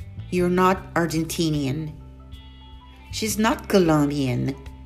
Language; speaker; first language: English; non-native, fluent; Portuguese